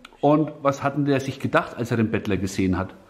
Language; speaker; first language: German; native; German